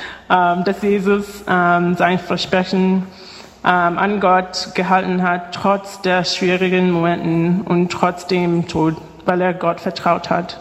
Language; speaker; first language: German; non-native, fluent; English